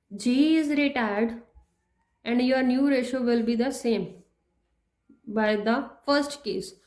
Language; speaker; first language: English; non-native, local second language; Punjabi